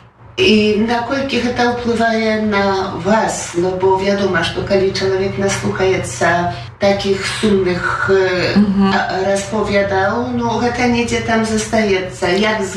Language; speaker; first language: Polish; non-native, local second language; Belarusian